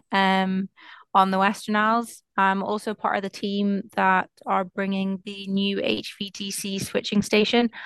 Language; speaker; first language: English; native; English